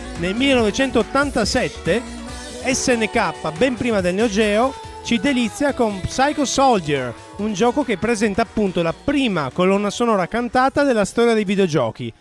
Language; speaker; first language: Italian; native; Italian